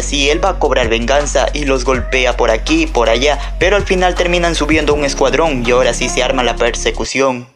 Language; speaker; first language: Spanish; native; Spanish